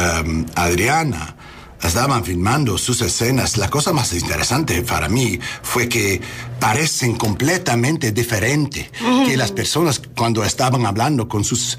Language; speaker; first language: Spanish; non-native, learner; English